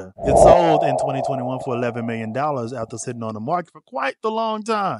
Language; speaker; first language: English; native; English